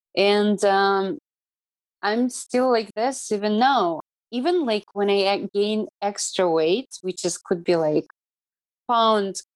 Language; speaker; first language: English; non-native, fluent; Russian